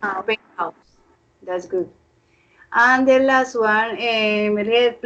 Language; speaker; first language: English; non-native, fluent; Spanish